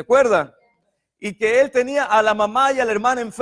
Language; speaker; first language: Spanish; native; Spanish